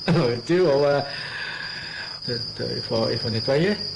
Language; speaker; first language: French; non-native, learner; Japanese